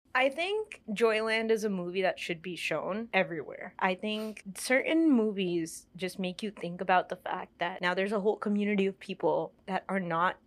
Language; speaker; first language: English; early bilingual, other home language; Hindi